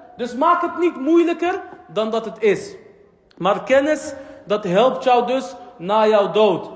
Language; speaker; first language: Dutch; early bilingual, other home language; Arabic